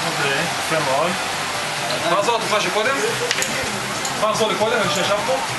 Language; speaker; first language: Hebrew; native; Hebrew